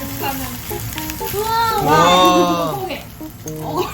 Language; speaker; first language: Korean; non-native, fluent; Japanese